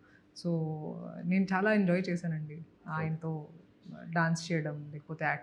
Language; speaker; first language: Telugu; non-native, local second language; Hindi